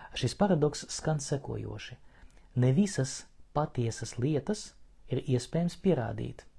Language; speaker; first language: Latvian; non-native, local second language; Russian